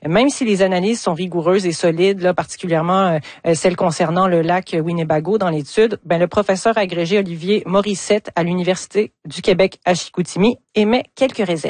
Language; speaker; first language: French; native; French